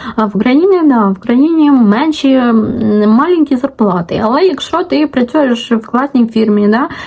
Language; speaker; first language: Ukrainian; non-native, local second language; Russian